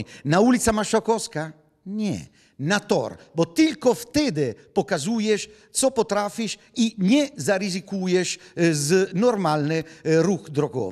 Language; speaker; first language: Polish; non-native, fluent; Italian